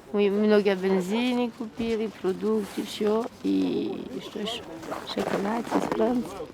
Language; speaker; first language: Russian; non-native, learner; French